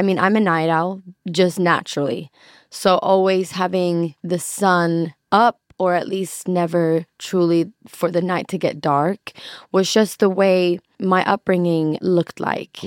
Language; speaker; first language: English; non-native, fluent; Swedish